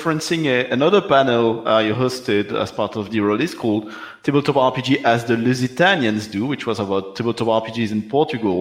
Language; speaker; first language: English; non-native, fluent; French